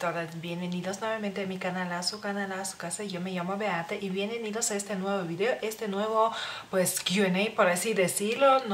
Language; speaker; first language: Spanish; non-native, fluent; Lithuanian